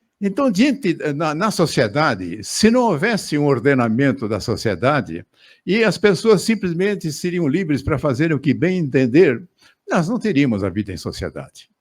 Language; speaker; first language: Portuguese; native; Portuguese